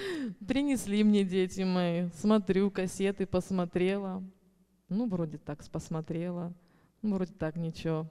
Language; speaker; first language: Russian; native; Russian